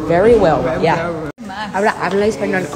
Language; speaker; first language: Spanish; non-native, learner; Portuguese